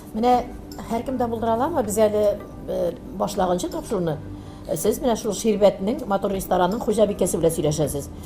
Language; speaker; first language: Tatar; native; Tatar